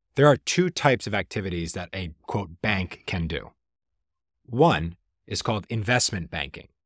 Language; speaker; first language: English; native; English